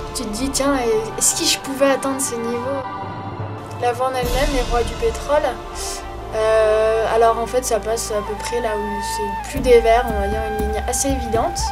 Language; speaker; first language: French; native; French